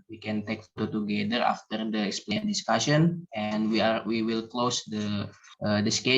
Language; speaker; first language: English; non-native, learner; Indonesian